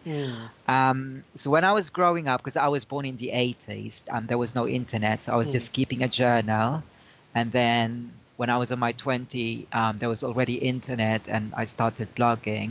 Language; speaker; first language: English; non-native, local second language; Filipino